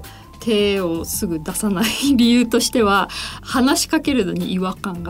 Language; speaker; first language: Japanese; native; Japanese